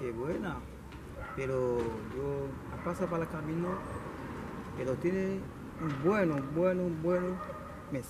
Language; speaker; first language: Spanish; non-native, learner; Haitian Creole